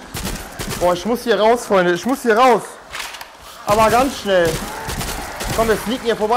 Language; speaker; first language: German; native; German